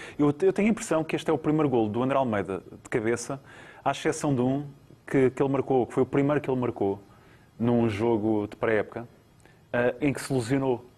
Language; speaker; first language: Portuguese; native; Portuguese